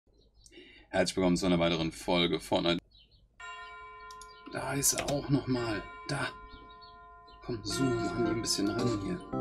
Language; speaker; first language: German; native; German